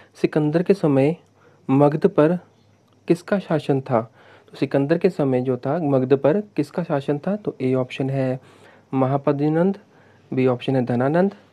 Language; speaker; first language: Hindi; non-native, local second language; Punjabi